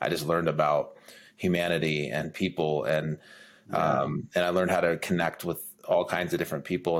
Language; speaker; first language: English; native; English